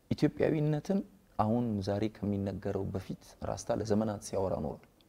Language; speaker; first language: Amharic; native; Amharic